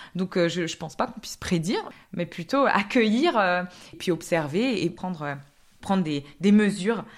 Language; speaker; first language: French; native; French